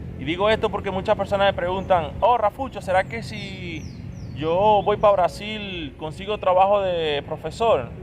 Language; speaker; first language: Spanish; native; Spanish